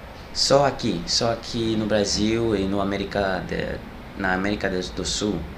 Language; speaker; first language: Portuguese; non-native, learner; French